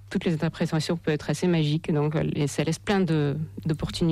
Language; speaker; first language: French; non-native, fluent; Russian